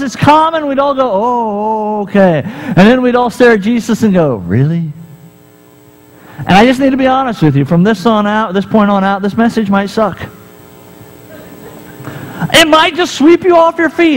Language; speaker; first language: English; native; English